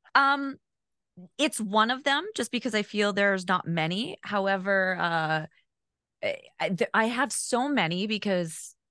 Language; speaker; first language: English; native; English